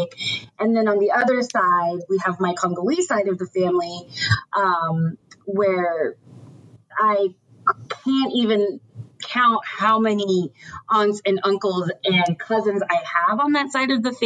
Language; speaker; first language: English; early bilingual, other home language; French